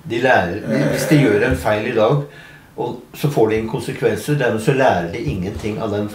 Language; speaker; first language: Norwegian; native; Norwegian